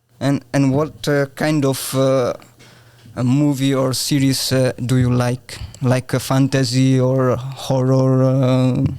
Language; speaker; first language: English; non-native, learner; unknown